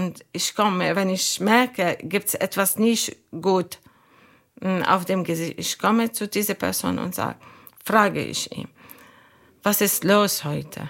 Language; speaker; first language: German; non-native, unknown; Arabic